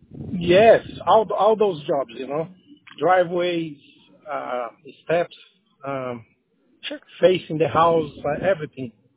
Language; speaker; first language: English; non-native, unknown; Portuguese